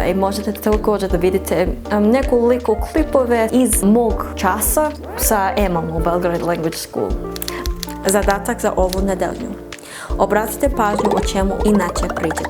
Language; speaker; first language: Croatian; non-native, learner; English